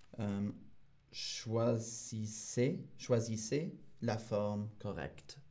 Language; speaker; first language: French; non-native, learner; English